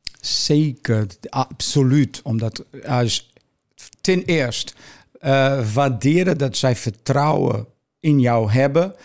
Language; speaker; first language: Dutch; non-native, fluent; Portuguese